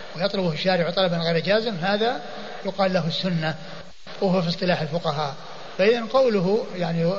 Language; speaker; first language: Arabic; native; Arabic